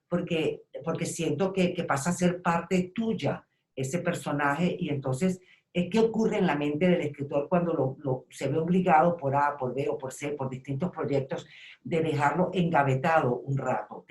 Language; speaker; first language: Spanish; native; Spanish